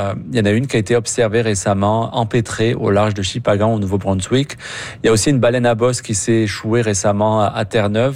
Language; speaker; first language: French; native; French